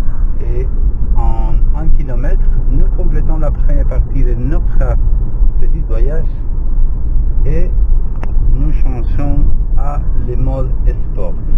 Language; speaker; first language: French; non-native, learner; Spanish